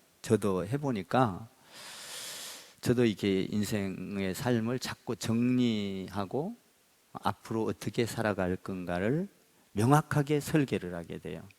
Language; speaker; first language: Korean; native; Korean